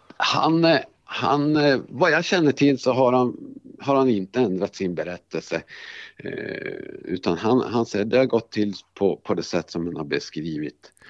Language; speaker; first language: Swedish; native; Swedish